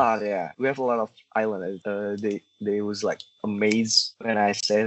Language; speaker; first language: English; non-native, learner; Indonesian